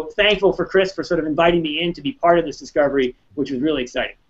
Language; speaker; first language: English; native; English